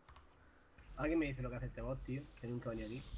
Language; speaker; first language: Spanish; native; Spanish